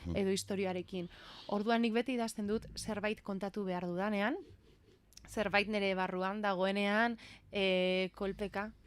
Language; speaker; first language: Basque; non-native, local second language; Spanish